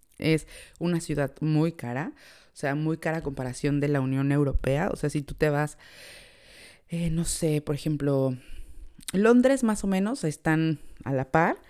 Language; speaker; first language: Spanish; native; Spanish